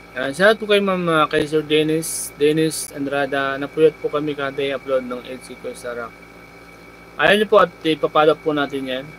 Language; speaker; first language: Filipino; native; Filipino